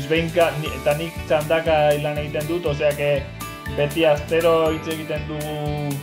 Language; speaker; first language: Basque; non-native, local second language; Spanish